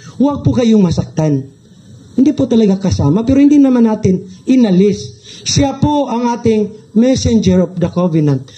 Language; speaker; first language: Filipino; non-native, local second language; Cebuano